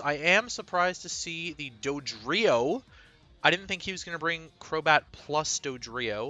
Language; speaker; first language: English; native; English